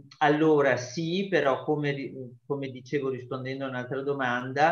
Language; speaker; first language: Italian; native; Italian